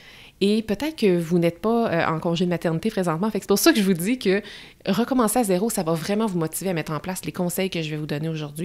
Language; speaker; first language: French; native; French